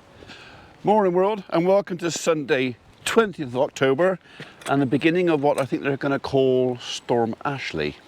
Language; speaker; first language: English; native; English